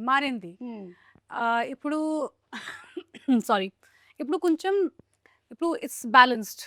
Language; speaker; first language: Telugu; non-native, local second language; Hindi